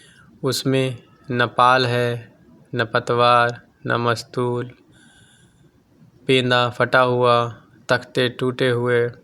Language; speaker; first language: Hindi; native; Hindi